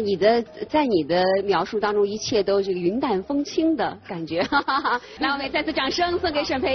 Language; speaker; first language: Chinese; native; Chinese